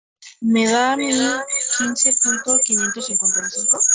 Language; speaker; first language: Spanish; native; Spanish